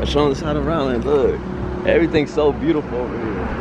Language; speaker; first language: English; early bilingual, other home language; Spanish